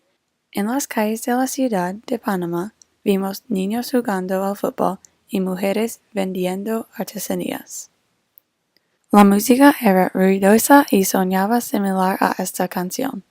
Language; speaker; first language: Spanish; non-native, fluent; English